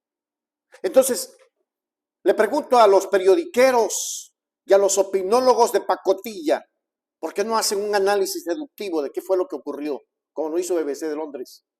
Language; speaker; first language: Spanish; native; Spanish